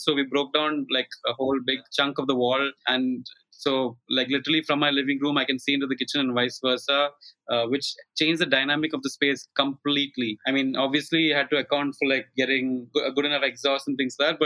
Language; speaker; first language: English; non-native, local second language; Malayalam